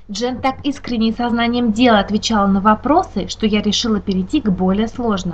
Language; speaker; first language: Russian; native; Russian